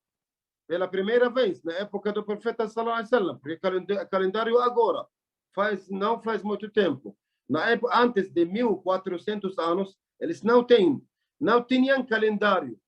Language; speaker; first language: Portuguese; non-native, learner; Arabic